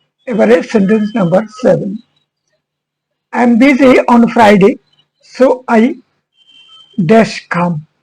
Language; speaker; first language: English; non-native, local second language; Bangla